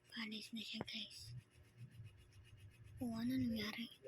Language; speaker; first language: Filipino; non-native, local second language; Cebuano